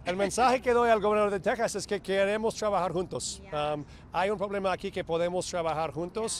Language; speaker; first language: Spanish; non-native, fluent; English